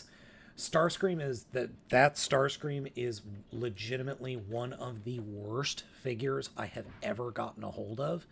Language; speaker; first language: English; native; English